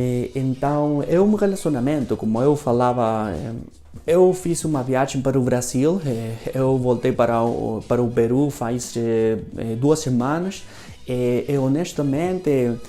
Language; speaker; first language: Portuguese; non-native, fluent; Spanish